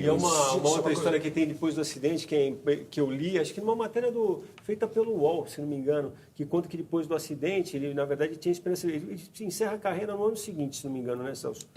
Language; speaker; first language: Portuguese; native; Portuguese